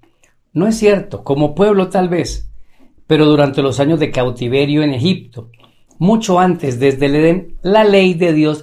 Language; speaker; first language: Spanish; native; Spanish